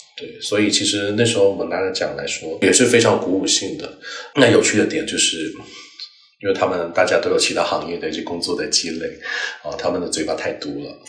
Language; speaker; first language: Chinese; non-native, local second language; Cantonese